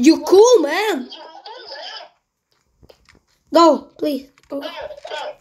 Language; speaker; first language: English; non-native, learner; Russian